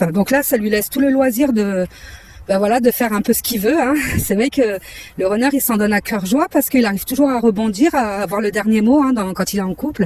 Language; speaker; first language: French; native; French